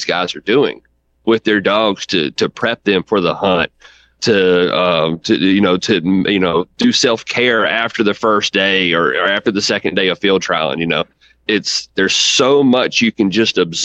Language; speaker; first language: English; native; English